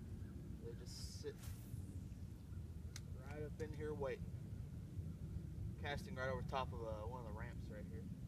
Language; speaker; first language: English; native; English